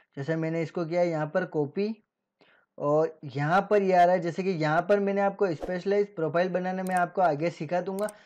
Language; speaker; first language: Hindi; native; Hindi